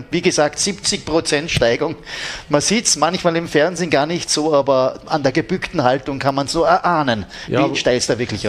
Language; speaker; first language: German; native; German